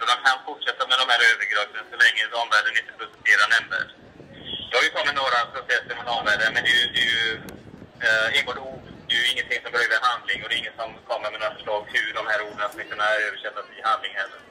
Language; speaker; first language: Swedish; native; Swedish